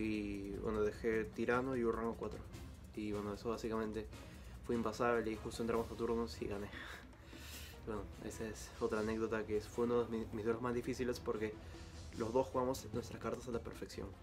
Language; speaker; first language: Spanish; native; Spanish